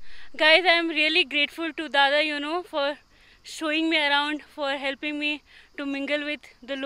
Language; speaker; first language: English; non-native, local second language; Hindi